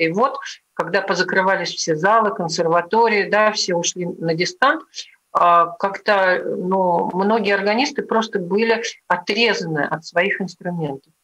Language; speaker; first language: Russian; native; Russian